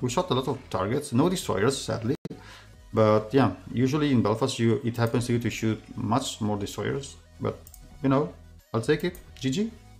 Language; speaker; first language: English; non-native, fluent; Italian